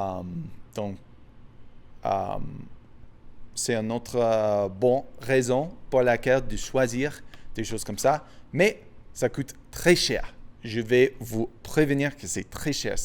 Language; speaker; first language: French; non-native, fluent; English